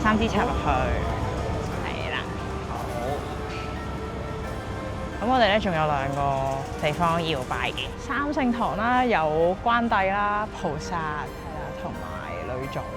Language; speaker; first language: Cantonese; native; Cantonese